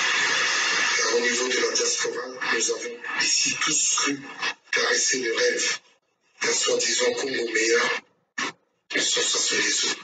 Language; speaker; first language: French; non-native, local second language; Lingala